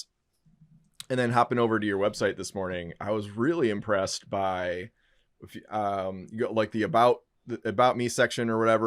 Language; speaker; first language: English; native; English